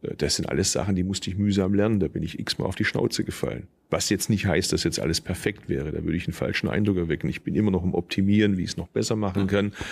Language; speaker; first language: German; early bilingual, other home language; Turkish